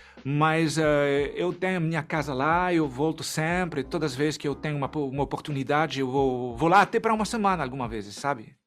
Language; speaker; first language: Portuguese; non-native, fluent; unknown